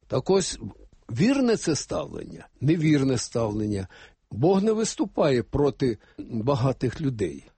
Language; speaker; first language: Ukrainian; native; Ukrainian